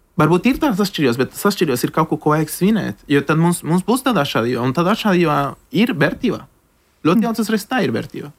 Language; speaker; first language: Latvian; non-native, fluent; Spanish